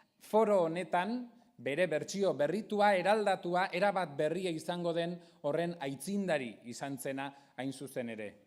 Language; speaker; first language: Basque; non-native, local second language; Spanish